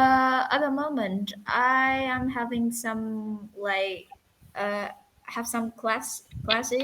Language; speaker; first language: English; non-native, fluent; Vietnamese